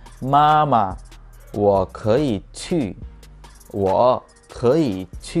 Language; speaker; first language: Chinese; non-native, fluent; Bangla